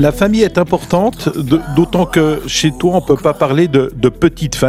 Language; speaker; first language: French; native; French